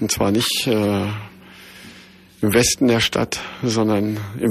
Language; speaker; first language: German; native; German